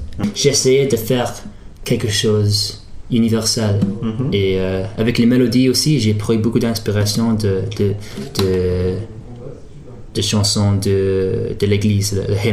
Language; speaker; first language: French; early bilingual, heritage; English